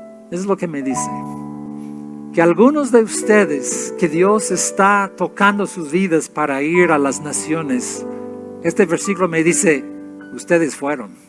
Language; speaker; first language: Spanish; non-native, fluent; English